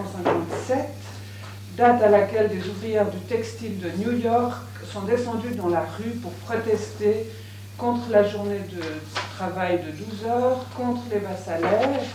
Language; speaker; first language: French; native; French